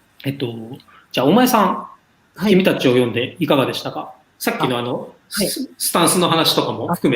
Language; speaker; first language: Japanese; native; Japanese